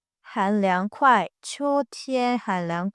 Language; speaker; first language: Chinese; non-native, fluent; Burmese